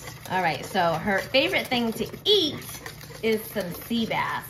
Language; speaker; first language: English; early bilingual, other home language; Portuguese